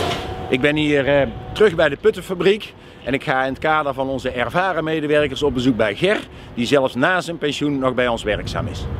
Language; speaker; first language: Dutch; native; Dutch